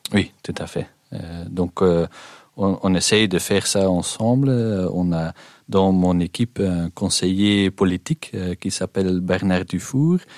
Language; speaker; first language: French; non-native, local second language; Dutch